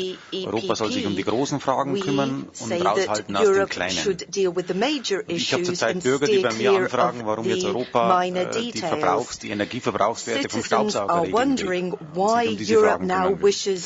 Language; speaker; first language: German; native; German